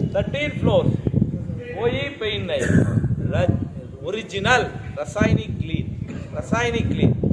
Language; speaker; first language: Hindi; non-native, local second language; Tamil